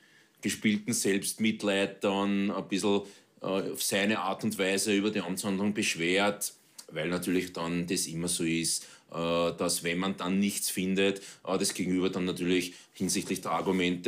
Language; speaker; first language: German; native; German